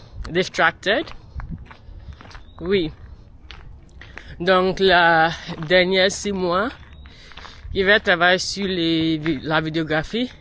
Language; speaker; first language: French; non-native, learner; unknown